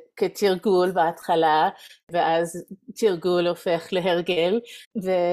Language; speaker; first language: Hebrew; non-native, fluent; English